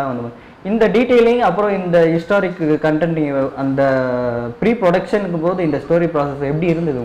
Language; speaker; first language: Tamil; native; Tamil